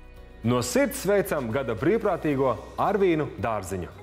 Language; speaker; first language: Latvian; native; Latvian